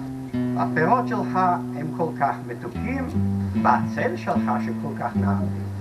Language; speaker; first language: Hebrew; non-native, fluent; Yiddish